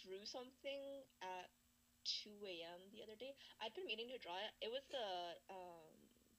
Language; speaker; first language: English; native; English